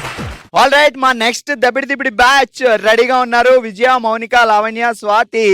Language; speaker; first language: Telugu; native; Telugu